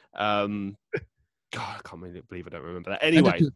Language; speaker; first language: English; native; English